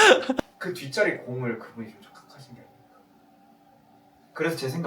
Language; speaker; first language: Korean; native; Korean